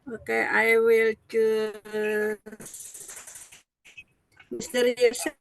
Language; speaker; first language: English; non-native, learner; Indonesian